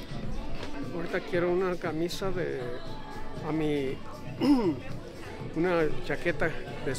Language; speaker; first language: Spanish; native; Spanish